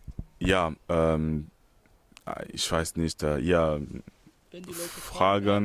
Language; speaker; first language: German; non-native, learner; Lingala